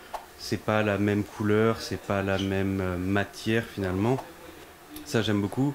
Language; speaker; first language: French; native; French